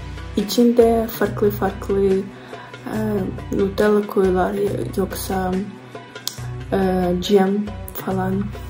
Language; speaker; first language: Turkish; non-native, learner; Ukrainian